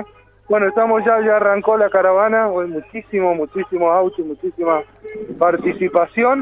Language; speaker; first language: Spanish; native; Spanish